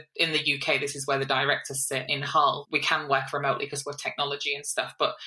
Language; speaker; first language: English; native; English